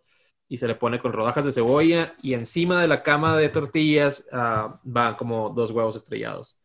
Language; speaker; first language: Spanish; native; Spanish